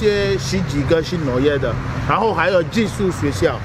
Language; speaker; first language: Chinese; non-native, fluent; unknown